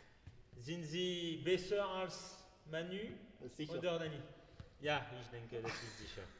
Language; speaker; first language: German; non-native, learner; French